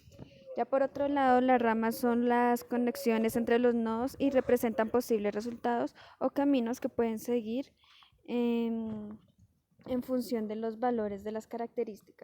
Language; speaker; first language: Spanish; native; Spanish